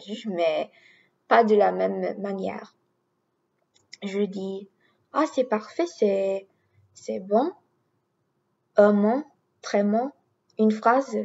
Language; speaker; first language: French; non-native, learner; English